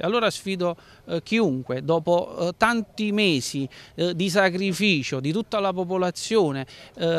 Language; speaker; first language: Italian; native; Italian